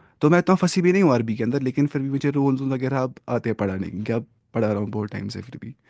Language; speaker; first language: Urdu; non-native, local second language; Kashmiri